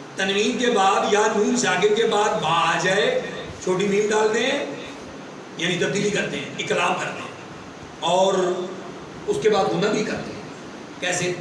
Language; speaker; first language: Urdu; non-native, local second language; Punjabi